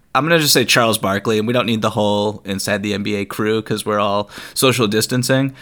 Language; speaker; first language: English; native; English